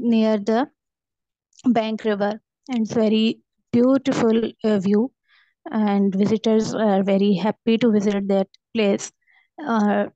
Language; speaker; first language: English; non-native, local second language; Urdu